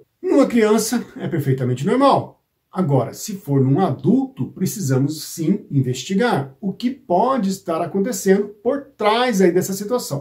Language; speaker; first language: Portuguese; native; Portuguese